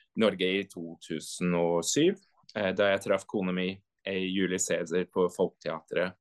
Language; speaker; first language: Norwegian; non-native, fluent; English